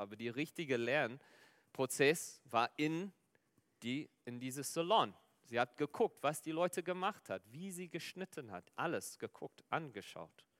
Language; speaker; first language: German; non-native, fluent; Afrikaans